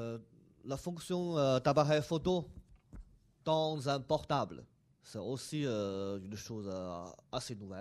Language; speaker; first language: French; non-native, fluent; Chinese